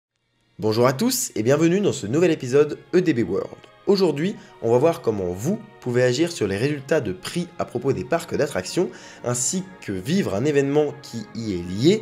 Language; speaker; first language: French; native; French